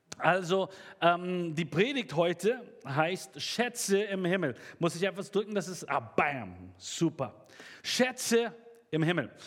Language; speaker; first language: German; native; German